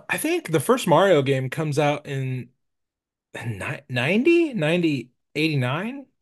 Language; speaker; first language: English; native; English